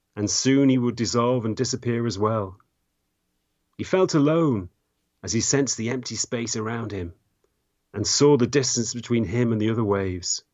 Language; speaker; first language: English; native; English